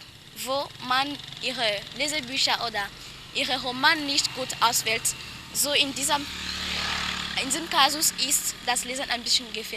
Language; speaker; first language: German; non-native, learner; French